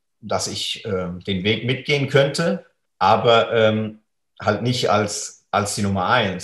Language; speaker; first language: German; native; German